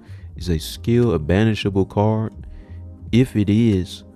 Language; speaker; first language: English; native; English